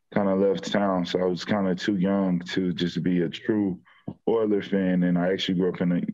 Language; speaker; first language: English; native; English